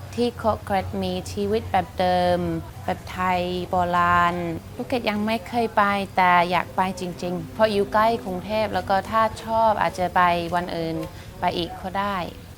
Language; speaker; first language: Thai; non-native, fluent; English